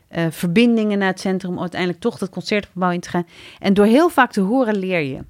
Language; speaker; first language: Dutch; early bilingual, other home language; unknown